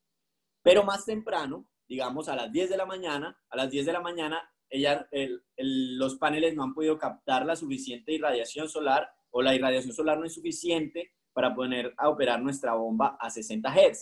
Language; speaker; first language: Spanish; native; Spanish